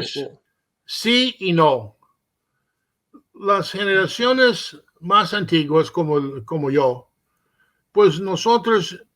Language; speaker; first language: Spanish; early bilingual, heritage; Spanish